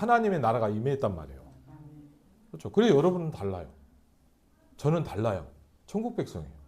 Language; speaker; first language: Korean; native; Korean